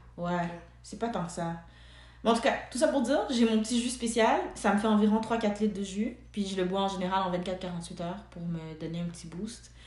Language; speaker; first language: French; early bilingual, other home language; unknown